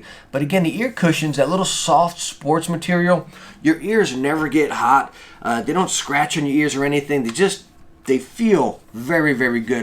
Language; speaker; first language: English; native; English